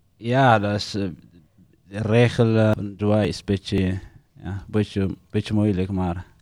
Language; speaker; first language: Dutch; non-native, learner; Tigrinya